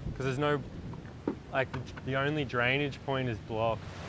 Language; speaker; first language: English; native; English